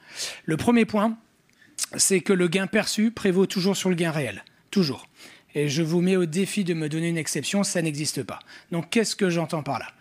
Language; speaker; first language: French; native; French